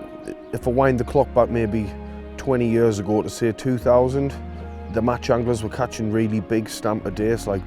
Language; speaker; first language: English; native; English